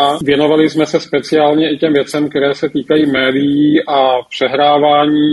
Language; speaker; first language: Czech; native; Czech